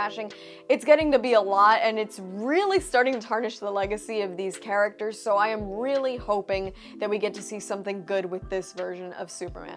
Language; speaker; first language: English; native; English